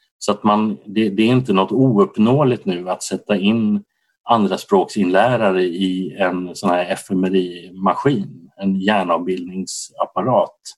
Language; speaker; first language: Swedish; native; Swedish